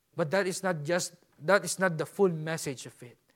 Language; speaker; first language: English; non-native, local second language; Filipino